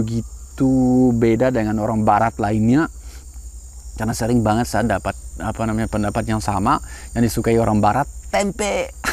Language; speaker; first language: Indonesian; non-native, fluent; French